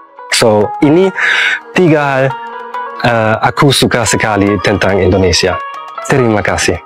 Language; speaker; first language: Indonesian; non-native, learner; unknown